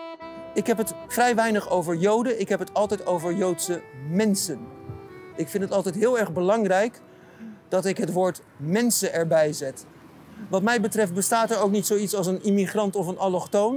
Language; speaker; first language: Dutch; native; Dutch